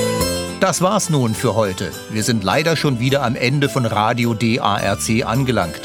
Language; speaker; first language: German; native; German